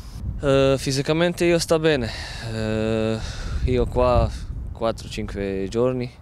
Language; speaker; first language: Italian; non-native, learner; Croatian